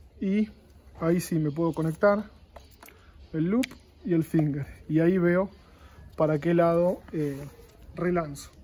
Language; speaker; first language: Spanish; native; Spanish